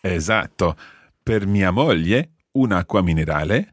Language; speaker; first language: Italian; non-native, fluent; English